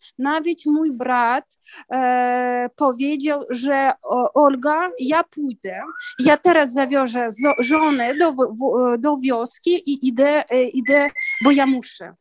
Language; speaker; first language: Polish; non-native, learner; Ukrainian